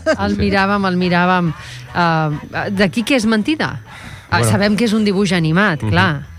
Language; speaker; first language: Catalan; native; Catalan